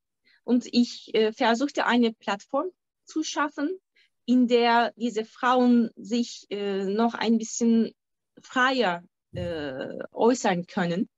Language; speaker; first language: German; non-native, fluent; Turkish